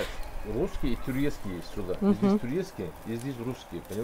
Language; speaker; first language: Russian; non-native, learner; Turkish